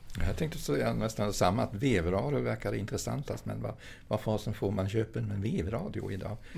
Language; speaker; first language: Swedish; early bilingual, other home language; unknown